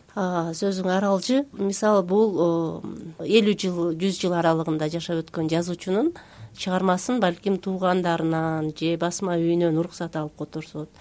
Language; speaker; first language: Kyrgyz; native; Kyrgyz